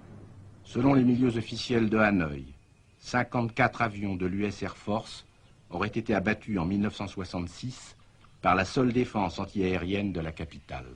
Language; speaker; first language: French; native; French